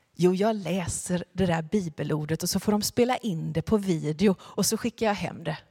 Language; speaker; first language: Swedish; native; Swedish